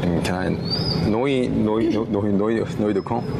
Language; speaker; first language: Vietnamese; non-native, learner; Korean